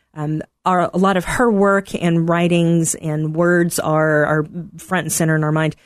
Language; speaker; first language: English; native; English